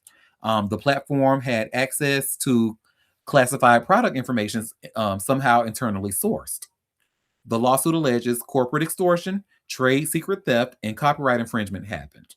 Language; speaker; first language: English; native; English